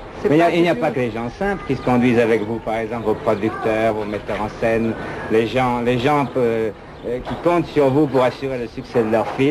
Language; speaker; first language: French; native; French